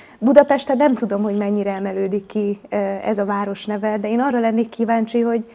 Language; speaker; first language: Hungarian; native; Hungarian